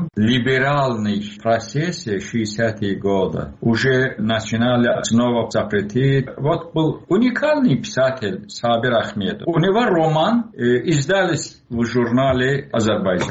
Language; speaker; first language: Russian; non-native, local second language; Azerbaijani